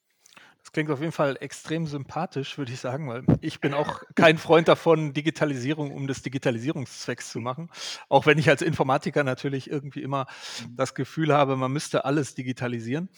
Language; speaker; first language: German; native; German